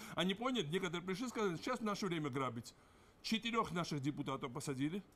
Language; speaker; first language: Russian; non-native, local second language; Georgian